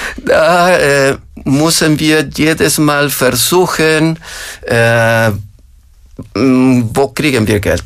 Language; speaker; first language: German; non-native, fluent; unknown